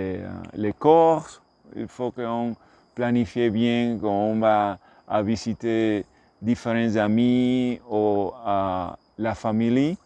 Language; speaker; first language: French; non-native, learner; English